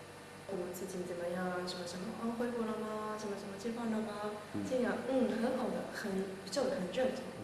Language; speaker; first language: Chinese; non-native, learner; Japanese